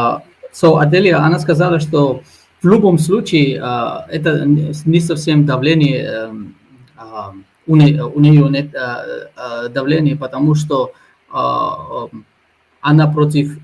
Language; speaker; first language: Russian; non-native, fluent; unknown